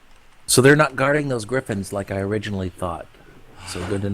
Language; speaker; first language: English; native; English